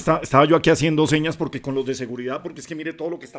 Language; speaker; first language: Spanish; native; Spanish